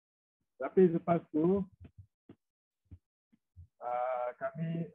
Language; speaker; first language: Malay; non-native, local second language; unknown